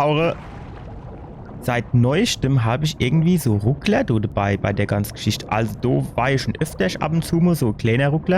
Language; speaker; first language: German; native; German